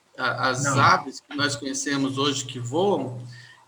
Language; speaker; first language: Portuguese; native; Portuguese